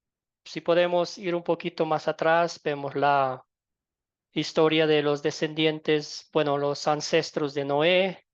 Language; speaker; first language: Spanish; native; Spanish